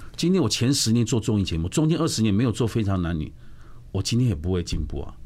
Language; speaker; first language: Chinese; native; Chinese